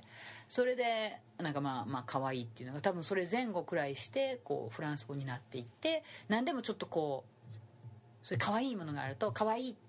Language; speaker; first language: Japanese; native; Japanese